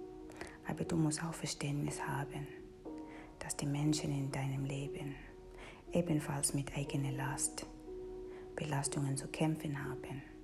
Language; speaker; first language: German; non-native, fluent; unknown